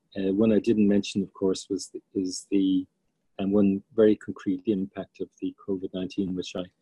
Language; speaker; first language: English; native; English